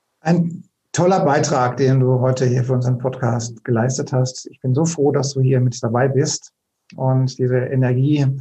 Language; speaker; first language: German; native; German